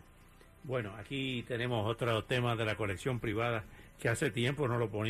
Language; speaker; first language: Spanish; native; Spanish